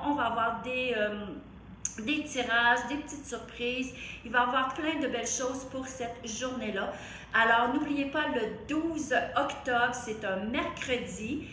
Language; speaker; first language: French; native; French